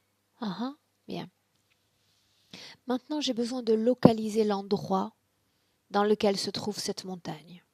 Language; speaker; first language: French; native; French